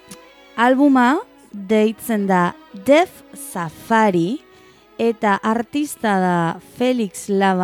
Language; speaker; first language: Basque; non-native, local second language; Spanish